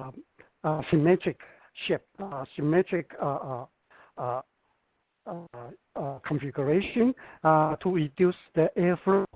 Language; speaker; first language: English; non-native, fluent; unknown